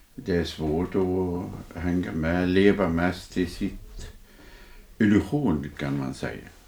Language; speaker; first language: Swedish; non-native, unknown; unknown